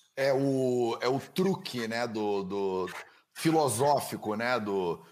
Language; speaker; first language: Portuguese; native; Portuguese